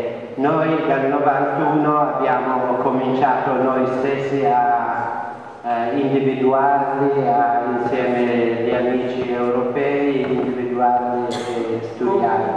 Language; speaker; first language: Italian; non-native, fluent; Central Kurdish